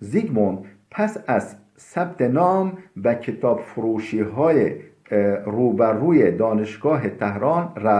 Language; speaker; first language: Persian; non-native, fluent; Turkish